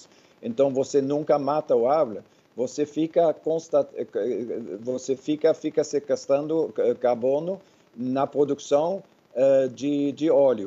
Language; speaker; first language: Portuguese; non-native, fluent; Dutch